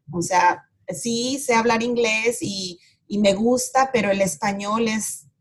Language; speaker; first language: Spanish; native; Spanish